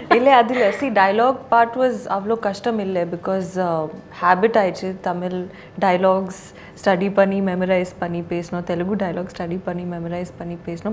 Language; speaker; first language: Tamil; non-native, learner; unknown